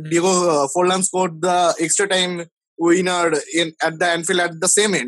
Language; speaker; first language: English; non-native, local second language; Bangla